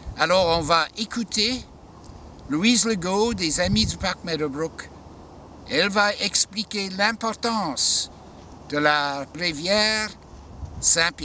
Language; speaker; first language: French; non-native, local second language; English